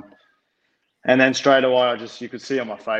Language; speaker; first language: English; native; English